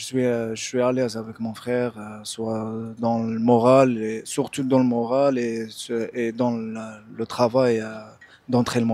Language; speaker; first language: French; non-native, local second language; Arabic